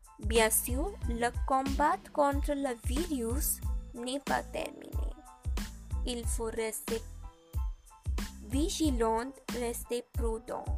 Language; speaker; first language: French; non-native, learner; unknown